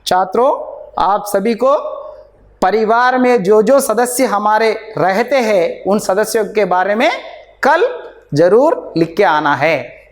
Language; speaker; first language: Hindi; non-native, local second language; Telugu